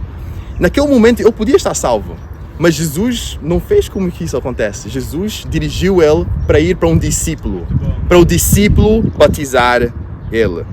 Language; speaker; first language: Portuguese; non-native, fluent; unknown